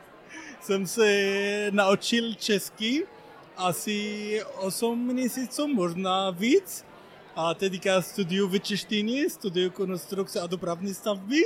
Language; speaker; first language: Czech; non-native, learner; Arabic